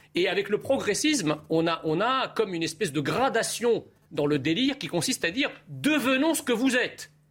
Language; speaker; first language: French; early bilingual, other home language; Arabic